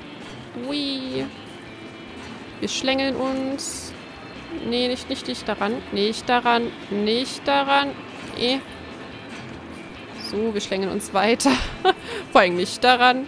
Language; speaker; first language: German; native; German